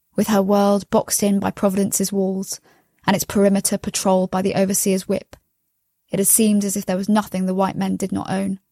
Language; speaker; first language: English; native; English